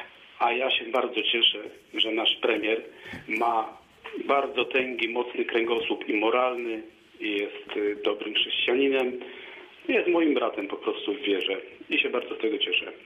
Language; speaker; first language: Polish; native; Polish